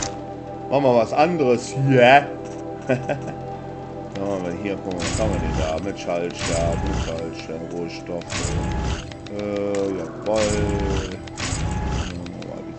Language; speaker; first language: German; native; German